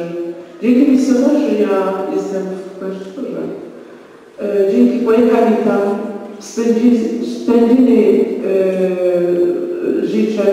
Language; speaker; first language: Polish; non-native, learner; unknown